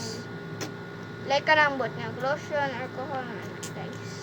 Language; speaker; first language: Filipino; non-native, local second language; Cebuano